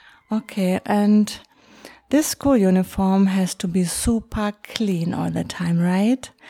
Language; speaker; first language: English; non-native, fluent; German